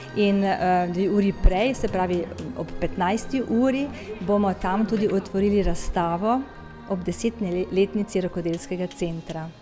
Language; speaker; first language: Slovenian; native; Slovenian